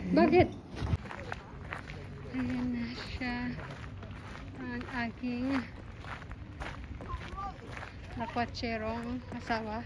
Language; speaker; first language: Japanese; non-native, learner; Filipino